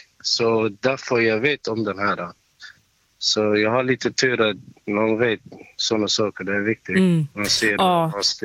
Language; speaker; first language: Swedish; non-native, learner; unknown